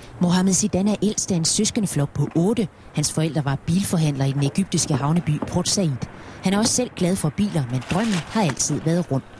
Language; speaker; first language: Danish; native; Danish